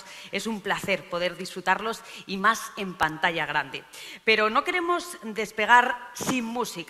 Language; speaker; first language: Spanish; native; Spanish